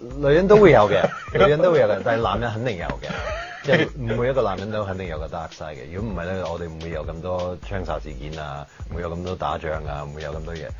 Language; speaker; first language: Cantonese; early bilingual, heritage; Cantonese